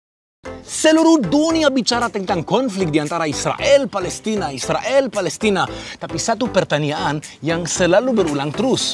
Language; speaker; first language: Indonesian; non-native, fluent; Hebrew